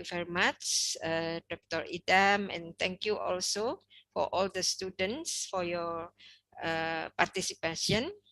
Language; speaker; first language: English; non-native, learner; Indonesian